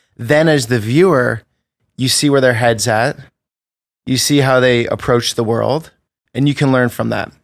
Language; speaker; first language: English; native; English